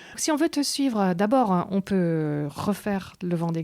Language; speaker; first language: French; native; French